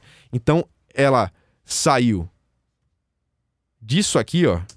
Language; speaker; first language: Portuguese; native; Portuguese